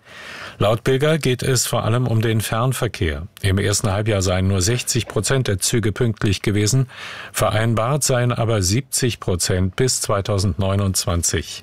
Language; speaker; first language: German; native; German